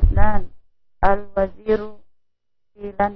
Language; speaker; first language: Arabic; non-native, learner; Indonesian